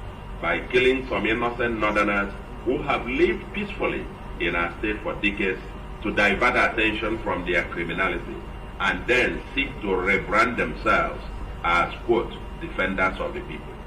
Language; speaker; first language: English; non-native, local second language; Igbo